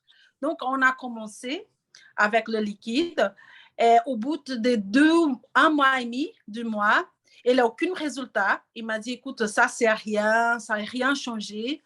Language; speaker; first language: French; non-native, learner; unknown